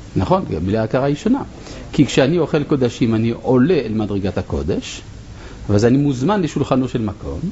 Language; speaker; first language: Hebrew; non-native, fluent; French